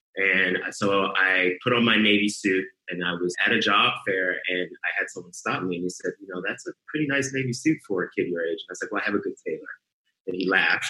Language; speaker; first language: English; native; English